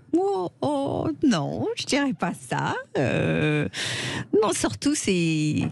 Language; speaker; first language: French; non-native, fluent; English